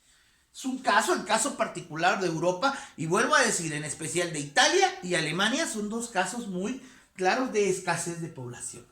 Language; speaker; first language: Spanish; native; Spanish